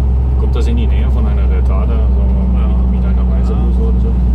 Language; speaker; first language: German; non-native, fluent; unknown